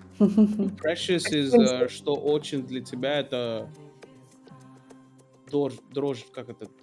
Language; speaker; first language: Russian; non-native, learner; English